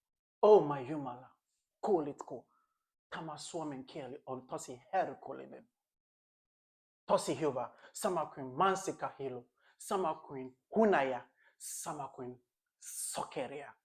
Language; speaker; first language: Finnish; non-native, learner; English